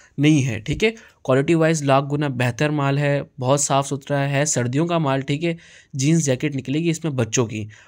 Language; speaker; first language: Urdu; native; Urdu